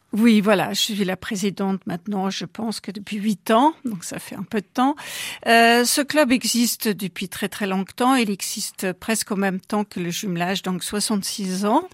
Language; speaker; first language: French; non-native, fluent; German